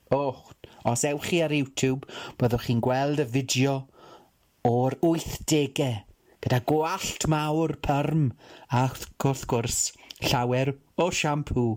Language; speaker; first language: Welsh; non-native, fluent; English